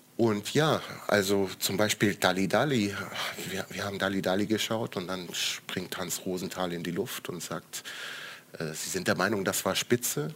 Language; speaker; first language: German; early bilingual, other home language; Croatian